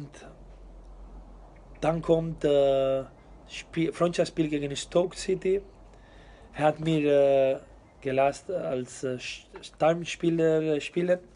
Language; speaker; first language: German; non-native, learner; Spanish